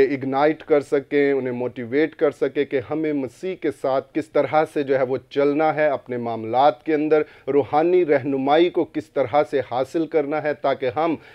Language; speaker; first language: Urdu; non-native, local second language; Punjabi